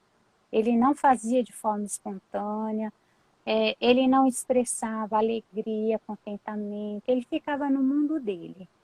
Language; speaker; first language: Portuguese; native; Portuguese